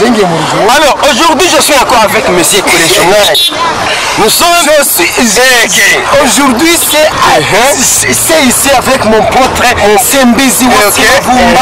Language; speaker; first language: French; non-native, learner; Rundi